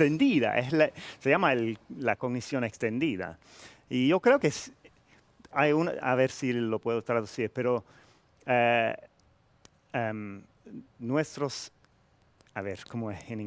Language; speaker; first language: Spanish; non-native, fluent; English